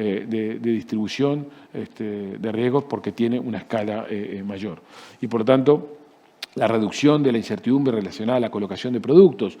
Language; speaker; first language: Spanish; native; Spanish